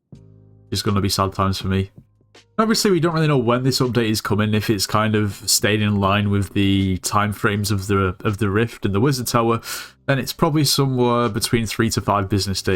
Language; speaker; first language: English; native; English